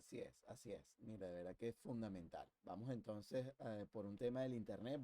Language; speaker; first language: Spanish; native; Spanish